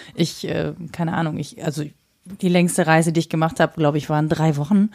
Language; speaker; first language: German; native; German